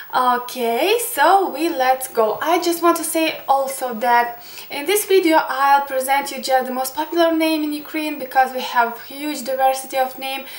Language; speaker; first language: English; non-native, learner; Ukrainian